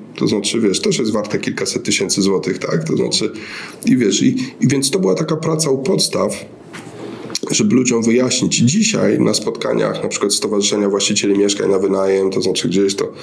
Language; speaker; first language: Polish; native; Polish